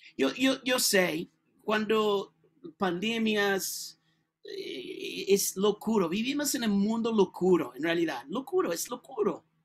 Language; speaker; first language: Spanish; non-native, learner; English